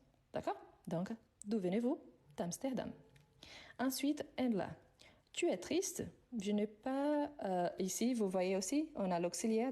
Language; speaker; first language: French; non-native, fluent; Arabic